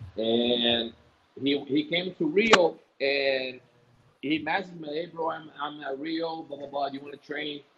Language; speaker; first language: English; non-native, fluent; Portuguese